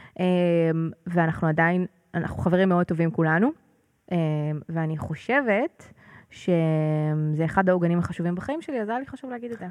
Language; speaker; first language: Hebrew; native; Hebrew